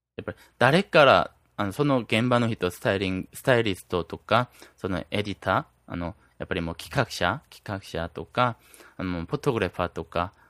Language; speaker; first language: Japanese; non-native, fluent; Korean